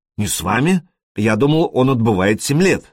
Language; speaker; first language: Russian; native; Russian